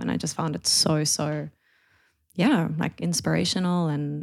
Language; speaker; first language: English; native; English